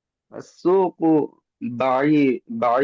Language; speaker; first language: Arabic; non-native, learner; Bangla